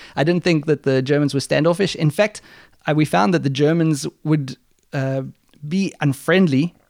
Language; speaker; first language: English; native; English